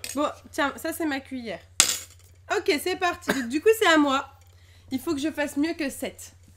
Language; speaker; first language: French; native; French